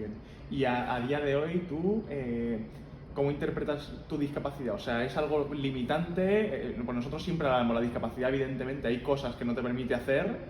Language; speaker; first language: Spanish; native; Spanish